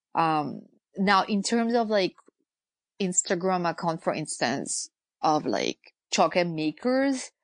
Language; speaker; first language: English; non-native, fluent; French